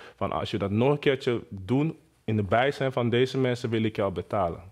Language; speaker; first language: Dutch; non-native, fluent; Bini